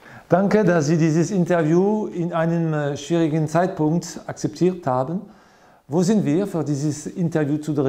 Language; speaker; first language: German; non-native, fluent; French